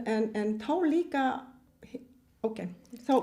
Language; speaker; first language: Icelandic; non-native, fluent; Vietnamese